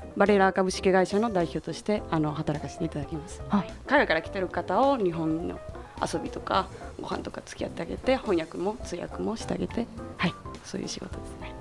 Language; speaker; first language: Japanese; non-native, fluent; Spanish